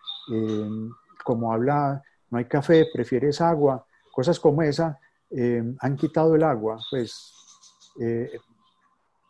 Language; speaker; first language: Spanish; native; Spanish